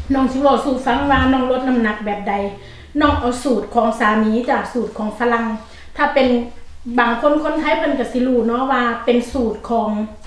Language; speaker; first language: Thai; native; Thai